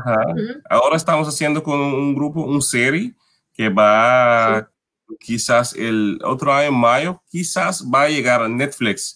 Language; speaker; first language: Spanish; non-native, fluent; Papiamento